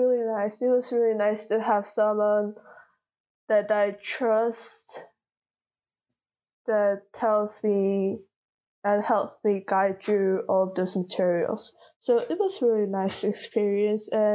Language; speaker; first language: English; non-native, fluent; Korean